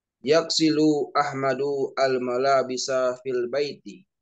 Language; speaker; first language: Arabic; non-native, learner; Indonesian